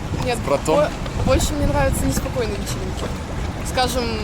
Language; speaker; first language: Russian; native; Russian